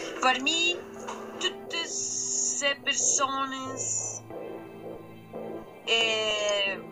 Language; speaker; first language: French; non-native, learner; Spanish